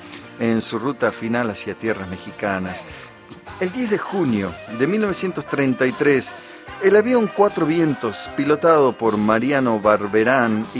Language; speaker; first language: Spanish; native; Spanish